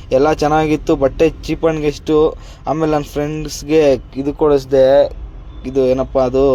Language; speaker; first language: Kannada; native; Kannada